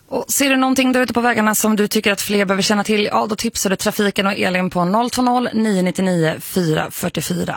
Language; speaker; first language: Swedish; native; Swedish